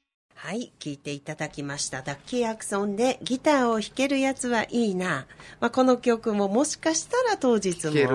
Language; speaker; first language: Japanese; native; Japanese